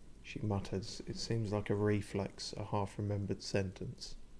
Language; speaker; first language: English; native; English